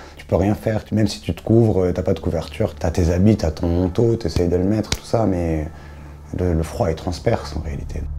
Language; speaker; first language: French; non-native, local second language; Arabic